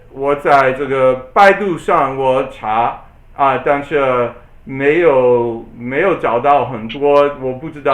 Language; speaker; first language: Chinese; non-native, learner; English